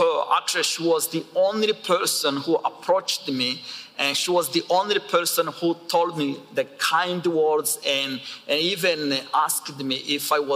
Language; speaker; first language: English; non-native, local second language; Kinyarwanda